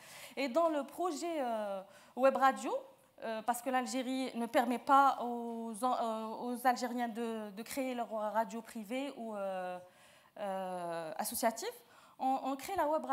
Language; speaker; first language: French; non-native, local second language; Arabic